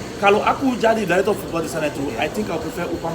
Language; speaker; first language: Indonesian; non-native, fluent; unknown